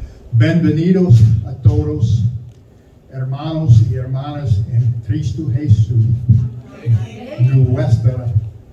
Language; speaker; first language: Spanish; non-native, learner; German